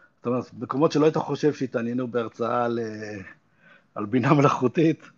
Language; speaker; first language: Hebrew; native; Hebrew